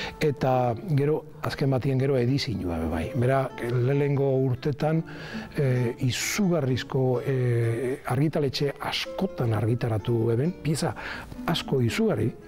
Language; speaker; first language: Basque; native; Basque